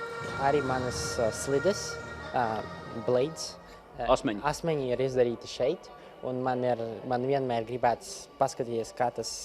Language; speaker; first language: Latvian; non-native, local second language; Russian